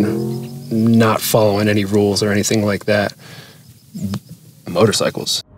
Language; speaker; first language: English; native; English